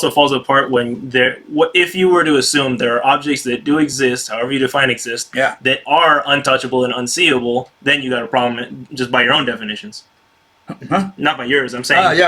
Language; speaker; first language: English; native; English